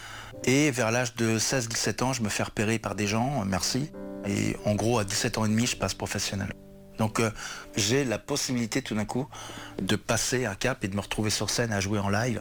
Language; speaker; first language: French; native; French